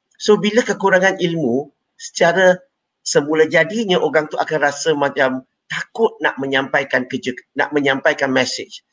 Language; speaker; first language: Malay; non-native, local second language; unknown